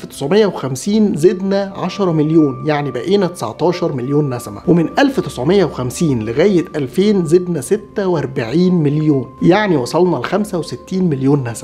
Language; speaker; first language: Arabic; native; Arabic